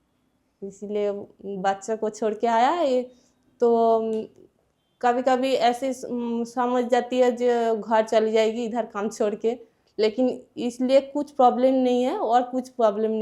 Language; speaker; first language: Hindi; non-native, local second language; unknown